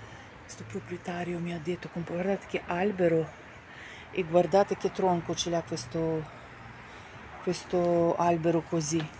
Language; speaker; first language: Italian; non-native, fluent; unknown